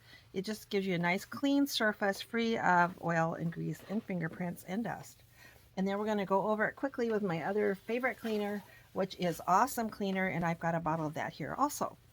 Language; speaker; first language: English; native; English